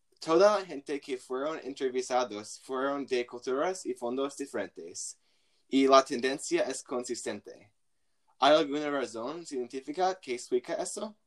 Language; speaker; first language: Spanish; non-native, learner; English